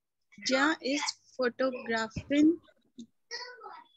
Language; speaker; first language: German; non-native, learner; Urdu